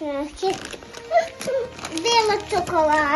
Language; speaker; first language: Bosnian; early bilingual, heritage; Serbian